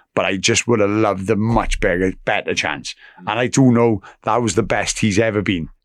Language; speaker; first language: English; native; English